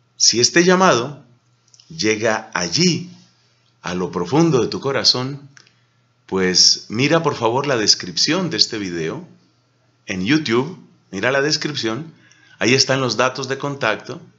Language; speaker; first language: Spanish; native; Spanish